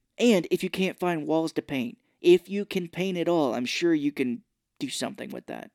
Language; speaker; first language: English; native; English